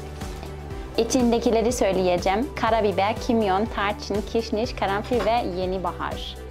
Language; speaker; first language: Turkish; non-native, fluent; German